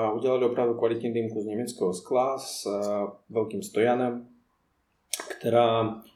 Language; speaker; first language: Czech; non-native, fluent; Russian